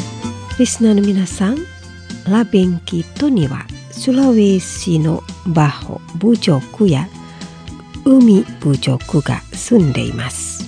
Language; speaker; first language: Japanese; non-native, fluent; Indonesian